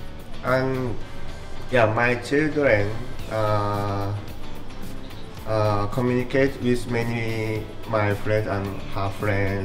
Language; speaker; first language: English; non-native, learner; Japanese